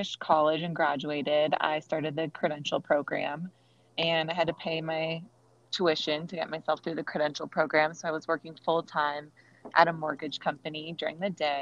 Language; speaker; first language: English; native; English